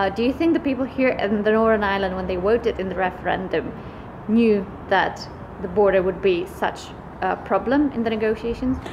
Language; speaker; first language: English; non-native, fluent; Czech